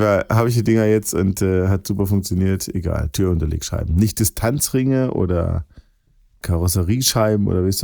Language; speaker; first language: German; native; German